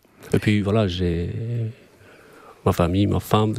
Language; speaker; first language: French; non-native, fluent; Albanian